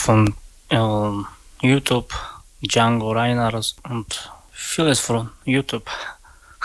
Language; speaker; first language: German; non-native, learner; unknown